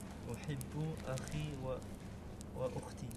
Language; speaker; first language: Arabic; non-native, learner; French